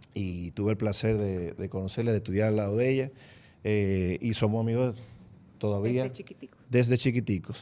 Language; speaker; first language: Spanish; native; Spanish